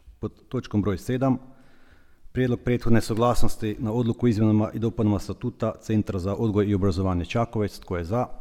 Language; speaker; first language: Croatian; native; Croatian